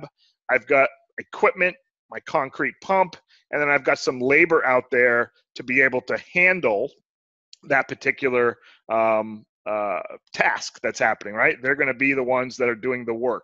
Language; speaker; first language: English; native; English